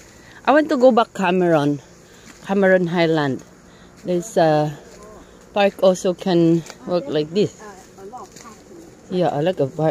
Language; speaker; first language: English; non-native, learner; Filipino